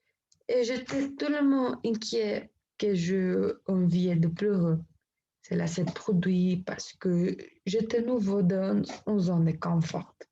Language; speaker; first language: French; non-native, learner; Spanish